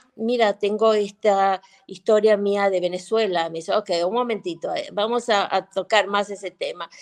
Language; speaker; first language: Spanish; native; Spanish